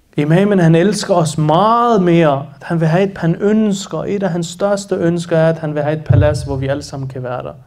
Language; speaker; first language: Danish; early bilingual, other home language; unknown